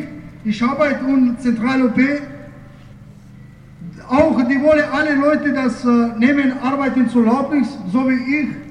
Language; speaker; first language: German; non-native, learner; Serbian